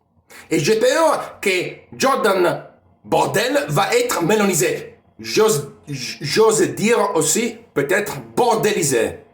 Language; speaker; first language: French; non-native, fluent; Italian